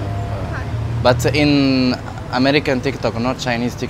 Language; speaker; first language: English; non-native, learner; Arabic